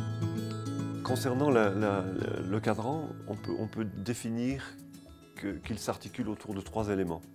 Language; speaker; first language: French; native; French